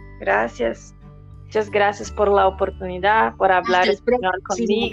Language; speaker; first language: Spanish; non-native, fluent; Portuguese